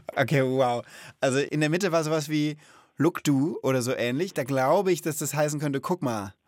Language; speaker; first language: German; native; German